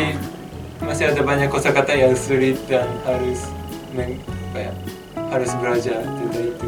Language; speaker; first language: Indonesian; non-native, fluent; Japanese